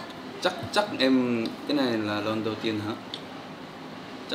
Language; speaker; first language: Vietnamese; non-native, learner; Korean